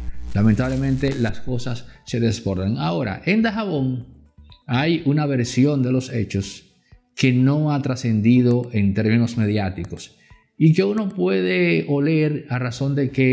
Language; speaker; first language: Spanish; native; Spanish